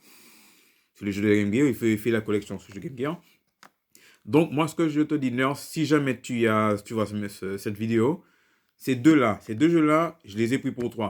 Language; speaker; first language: French; native; French